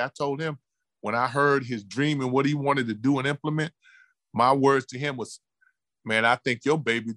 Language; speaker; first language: English; native; English